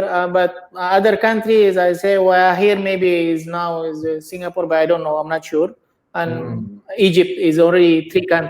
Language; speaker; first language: English; non-native, learner; Indonesian